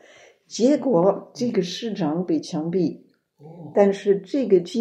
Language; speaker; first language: Chinese; non-native, fluent; French